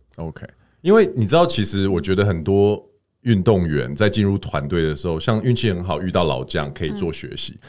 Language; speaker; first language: Chinese; native; Chinese